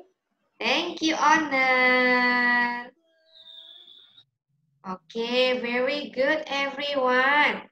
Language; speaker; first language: English; non-native, learner; Indonesian